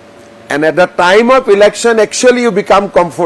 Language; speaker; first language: English; non-native, local second language; Assamese